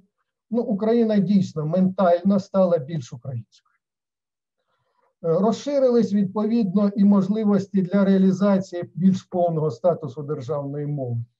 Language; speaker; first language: Ukrainian; native; Ukrainian